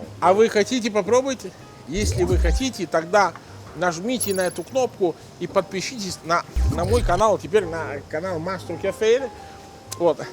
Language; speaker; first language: Russian; non-native, fluent; Italian